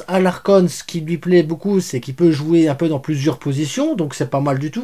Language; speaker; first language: French; native; French